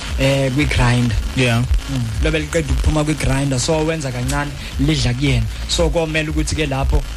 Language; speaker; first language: Zulu; native; Zulu